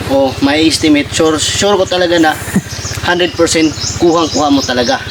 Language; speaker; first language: Filipino; non-native, local second language; Cebuano